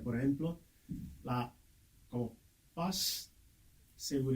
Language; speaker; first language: Spanish; non-native, fluent; Portuguese